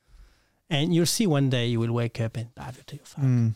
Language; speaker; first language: English; non-native, fluent; French